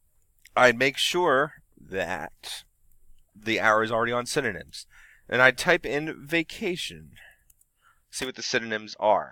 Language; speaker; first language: English; native; English